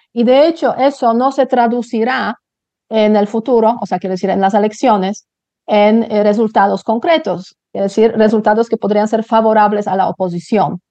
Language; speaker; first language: Spanish; non-native, fluent; Polish